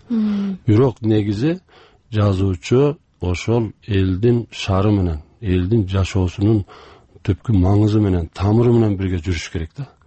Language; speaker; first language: Kyrgyz; early bilingual, heritage; Kyrgyz